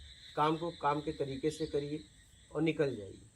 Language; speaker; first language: Hindi; native; Hindi